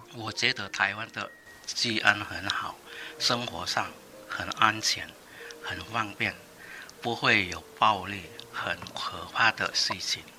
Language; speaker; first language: Chinese; non-native, fluent; Indonesian